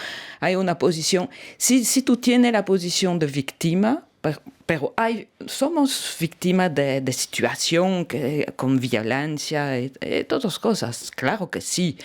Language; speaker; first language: Spanish; non-native, fluent; French